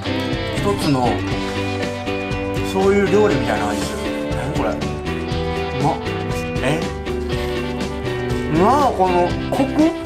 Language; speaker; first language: Japanese; native; Japanese